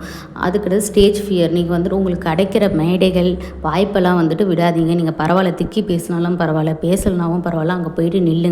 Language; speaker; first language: Tamil; native; Tamil